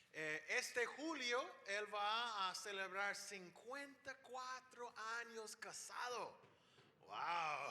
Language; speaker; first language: Spanish; non-native, fluent; English